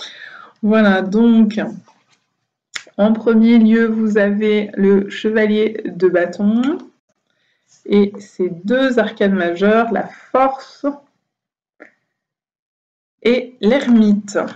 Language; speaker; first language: French; native; French